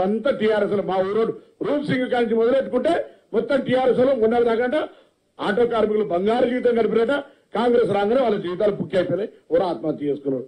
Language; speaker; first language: Telugu; native; Telugu